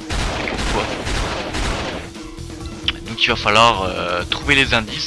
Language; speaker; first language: French; native; French